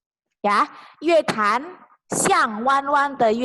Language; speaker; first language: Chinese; non-native, fluent; Indonesian